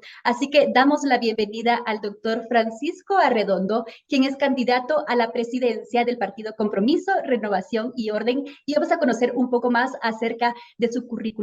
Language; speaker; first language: Spanish; native; Spanish